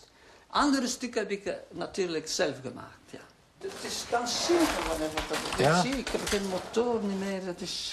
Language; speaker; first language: Dutch; non-native, local second language; French